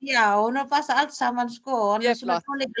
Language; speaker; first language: Icelandic; non-native, learner; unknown